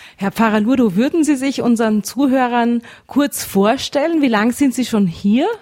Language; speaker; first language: German; native; German